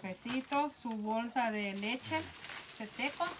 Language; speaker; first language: Spanish; native; Spanish